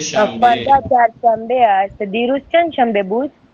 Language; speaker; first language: Persian; non-native, learner; Urdu